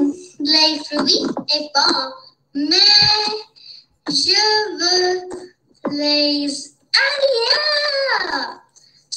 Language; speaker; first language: French; non-native, learner; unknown